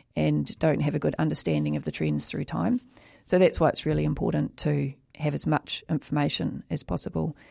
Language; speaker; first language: English; native; English